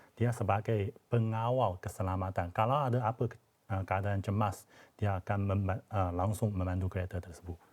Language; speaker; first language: Malay; non-native, fluent; Chinese